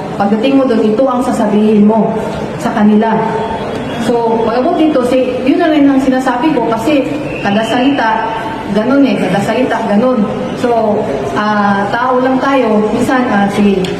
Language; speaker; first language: Filipino; non-native, local second language; Cebuano